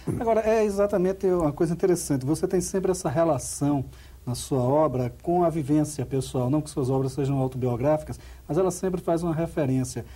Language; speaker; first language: Portuguese; native; Portuguese